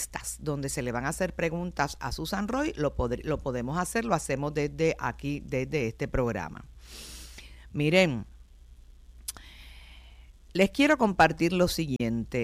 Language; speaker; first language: Spanish; native; Spanish